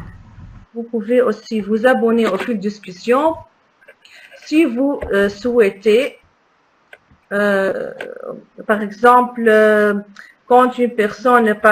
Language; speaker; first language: French; non-native, local second language; Arabic